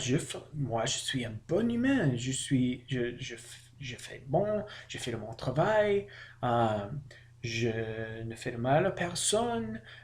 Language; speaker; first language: French; non-native, learner; English